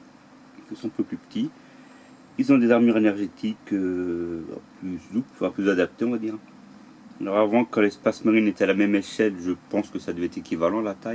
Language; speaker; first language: French; native; French